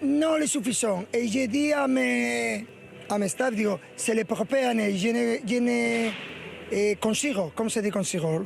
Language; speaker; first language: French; non-native, learner; Spanish